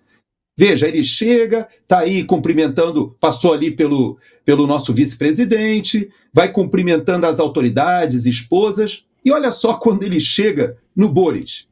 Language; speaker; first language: Portuguese; native; Portuguese